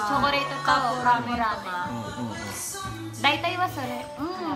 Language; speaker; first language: Japanese; non-native, learner; Filipino